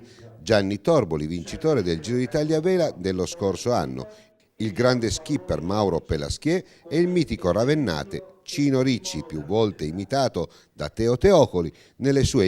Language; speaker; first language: Italian; native; Italian